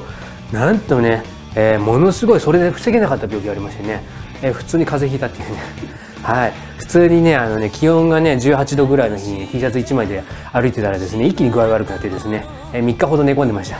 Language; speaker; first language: Japanese; native; Japanese